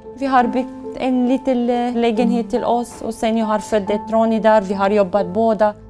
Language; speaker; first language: Swedish; non-native, learner; Arabic